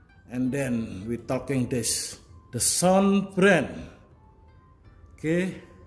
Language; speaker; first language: English; non-native, learner; Indonesian